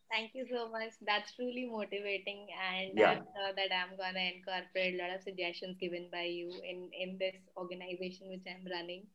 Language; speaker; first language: English; non-native, local second language; Hindi